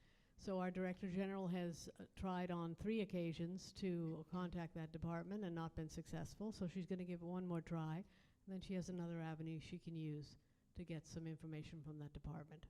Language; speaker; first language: English; native; English